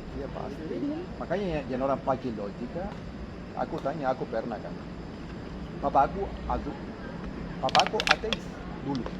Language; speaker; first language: Indonesian; non-native, fluent; Spanish